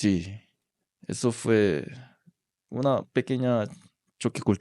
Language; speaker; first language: Spanish; non-native, learner; Korean